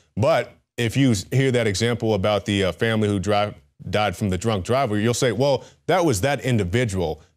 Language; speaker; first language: English; native; English